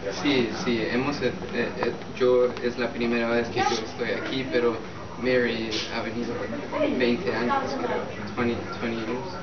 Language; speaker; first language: Spanish; non-native, fluent; English